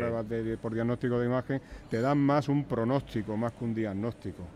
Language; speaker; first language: Spanish; native; Spanish